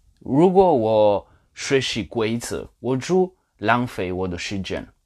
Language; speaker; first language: Chinese; non-native, learner; Polish